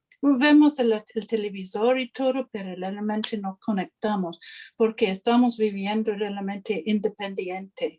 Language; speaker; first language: Spanish; non-native, fluent; English